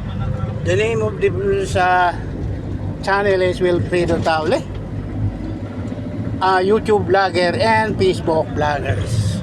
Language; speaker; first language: English; non-native, local second language; Filipino